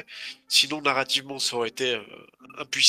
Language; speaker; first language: French; native; French